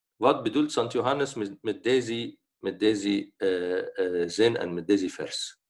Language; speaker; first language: Dutch; non-native, fluent; Arabic